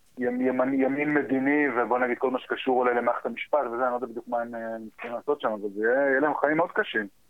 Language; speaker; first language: Hebrew; early bilingual, heritage; Hebrew